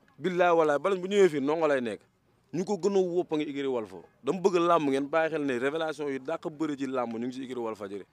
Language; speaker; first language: Wolof; non-native, local second language; Fula